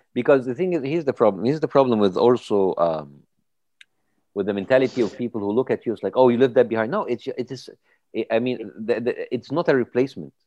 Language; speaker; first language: English; non-native, fluent; Arabic